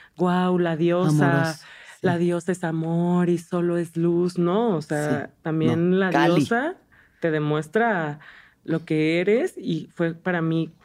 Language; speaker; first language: Spanish; native; Spanish